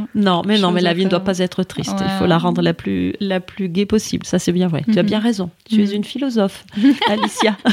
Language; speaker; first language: French; native; French